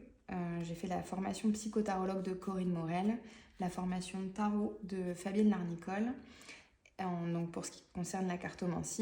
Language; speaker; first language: French; native; French